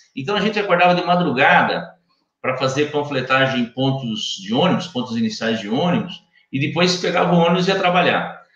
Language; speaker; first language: Portuguese; native; Portuguese